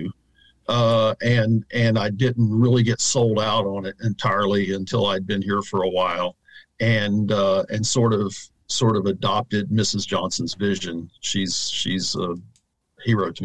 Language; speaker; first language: English; native; English